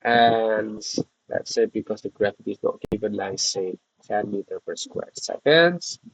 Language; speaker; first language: English; non-native, fluent; Indonesian